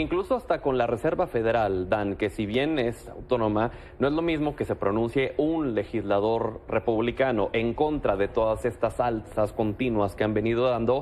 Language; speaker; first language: Spanish; native; Spanish